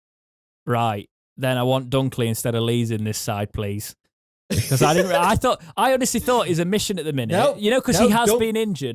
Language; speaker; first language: English; native; English